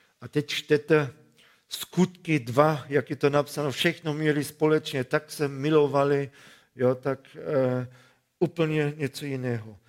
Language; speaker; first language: Czech; non-native, fluent; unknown